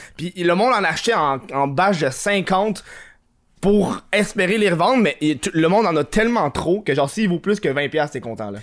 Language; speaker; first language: French; native; French